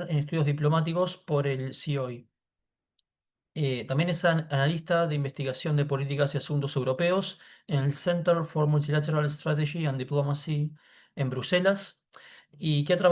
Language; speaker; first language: Spanish; native; Spanish